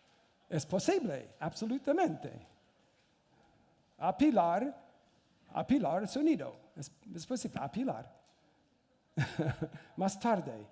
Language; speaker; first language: Spanish; non-native, learner; English